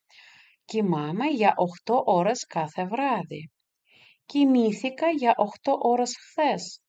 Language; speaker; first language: Greek; non-native, fluent; Russian